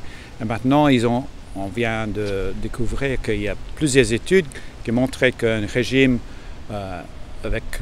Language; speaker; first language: French; non-native, fluent; English